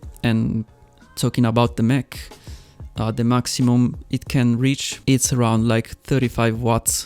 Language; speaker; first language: English; non-native, fluent; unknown